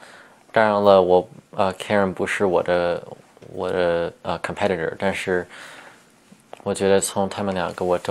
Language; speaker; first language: Chinese; early bilingual, heritage; Chinese